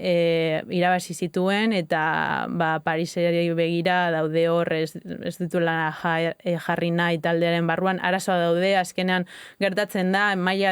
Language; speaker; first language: Basque; native; Basque